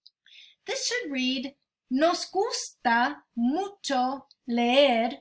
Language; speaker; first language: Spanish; non-native, fluent; English